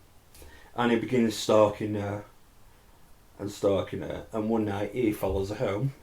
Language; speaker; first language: English; native; English